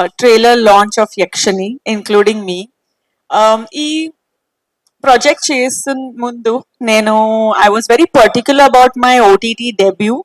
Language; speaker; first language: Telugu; non-native, fluent; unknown